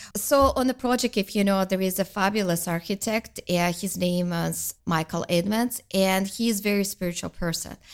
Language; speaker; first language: English; non-native, fluent; Russian